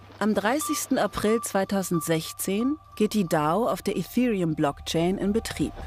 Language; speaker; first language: German; native; German